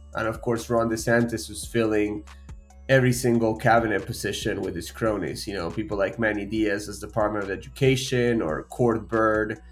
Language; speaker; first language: English; native; English